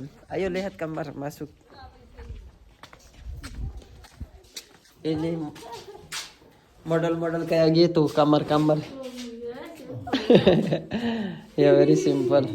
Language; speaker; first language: Indonesian; non-native, learner; Urdu